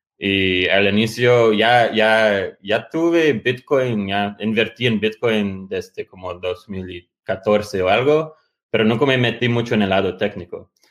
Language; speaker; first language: Spanish; non-native, fluent; English